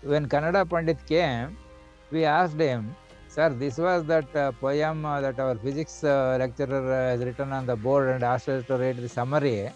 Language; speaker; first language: English; non-native, local second language; Kannada